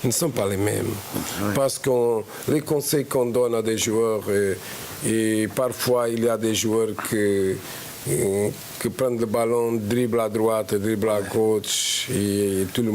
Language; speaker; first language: French; non-native, fluent; Portuguese